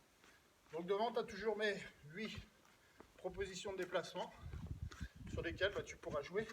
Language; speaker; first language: French; native; French